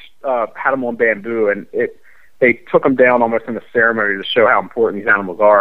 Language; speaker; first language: English; native; English